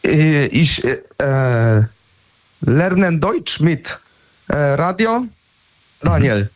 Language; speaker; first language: German; non-native, learner; Polish